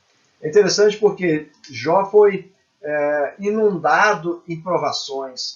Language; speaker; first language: Portuguese; native; Portuguese